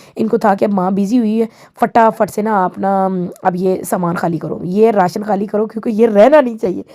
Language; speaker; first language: Urdu; native; Urdu